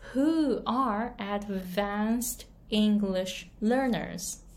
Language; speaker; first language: English; non-native, fluent; Japanese